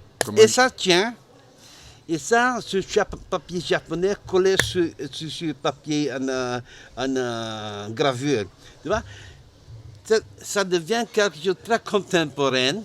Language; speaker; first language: French; non-native, learner; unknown